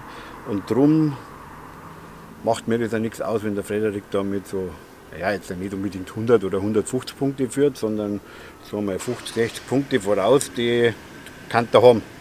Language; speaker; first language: German; native; German